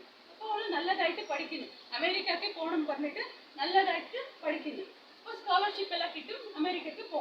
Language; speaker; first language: Malayalam; non-native, learner; Kannada